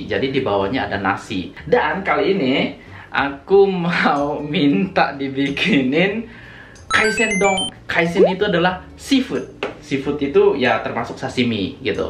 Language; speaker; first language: Indonesian; native; Indonesian